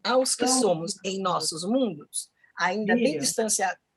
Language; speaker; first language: Portuguese; native; Portuguese